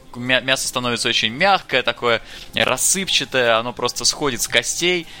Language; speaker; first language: Russian; native; Russian